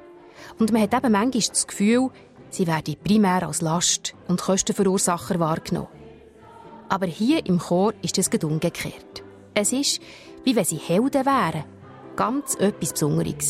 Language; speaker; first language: German; native; German